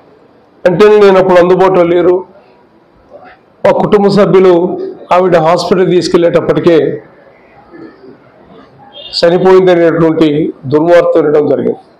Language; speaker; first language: Telugu; native; Telugu